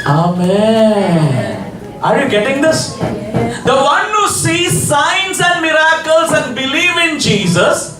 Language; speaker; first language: English; non-native, local second language; Hindi